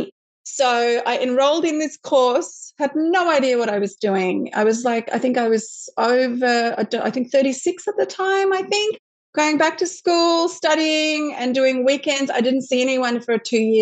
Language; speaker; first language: English; native; English